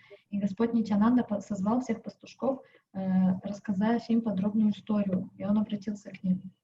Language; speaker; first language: Russian; native; Russian